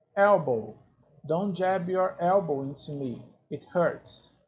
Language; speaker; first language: English; non-native, fluent; Portuguese